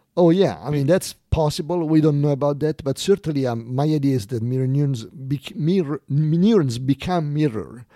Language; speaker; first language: English; non-native, fluent; Italian